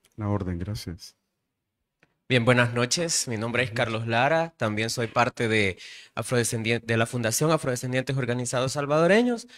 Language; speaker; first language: Spanish; native; Spanish